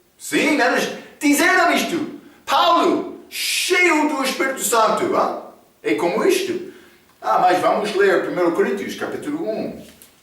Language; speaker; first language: Portuguese; non-native, fluent; English